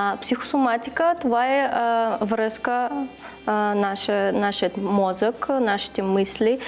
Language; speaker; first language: Bulgarian; non-native, learner; Russian